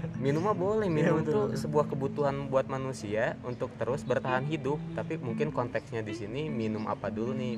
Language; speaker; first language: Indonesian; native; Indonesian